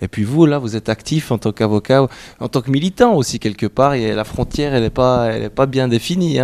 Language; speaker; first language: French; native; French